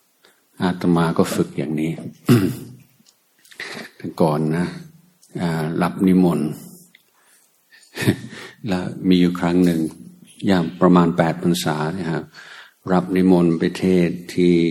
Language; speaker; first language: Thai; native; Thai